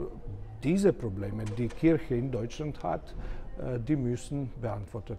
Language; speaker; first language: German; non-native, fluent; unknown